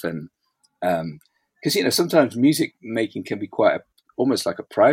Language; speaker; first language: English; native; English